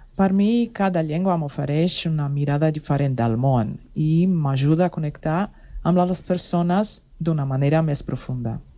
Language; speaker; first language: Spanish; non-native, fluent; Portuguese